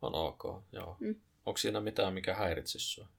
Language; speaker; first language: Finnish; native; Finnish